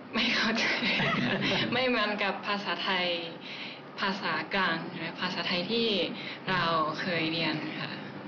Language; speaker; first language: Thai; non-native, fluent; Japanese